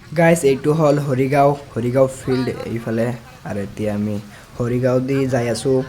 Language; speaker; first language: Assamese; non-native, local second language; Bangla